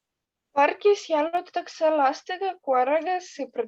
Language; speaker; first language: Estonian; non-native, learner; Russian